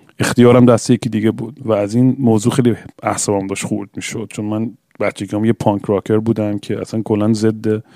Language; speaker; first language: Persian; early bilingual, heritage; English